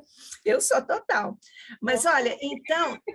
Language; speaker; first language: Portuguese; native; Portuguese